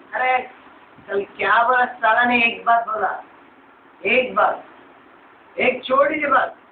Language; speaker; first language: Hindi; non-native, local second language; Telugu